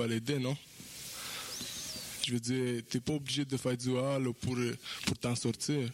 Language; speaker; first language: French; non-native, fluent; Romanian